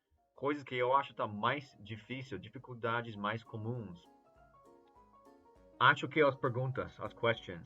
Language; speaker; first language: Portuguese; non-native, fluent; English